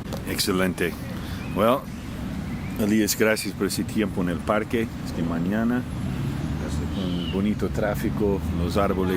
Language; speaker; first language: Spanish; non-native, fluent; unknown